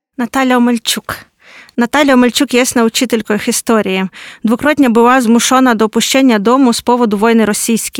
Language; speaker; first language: Polish; non-native, fluent; Ukrainian